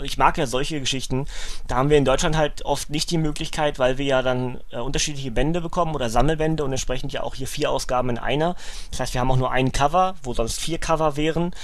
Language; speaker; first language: German; native; German